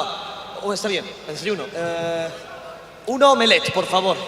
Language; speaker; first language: Spanish; non-native, fluent; English